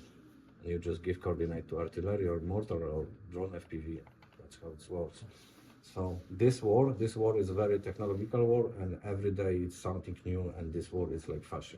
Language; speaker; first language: English; non-native, learner; Polish